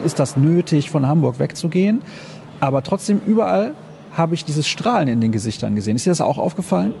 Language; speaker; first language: German; native; German